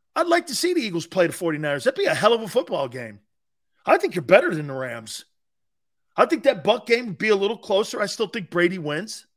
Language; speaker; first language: English; native; English